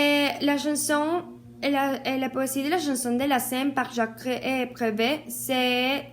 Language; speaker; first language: French; non-native, learner; Spanish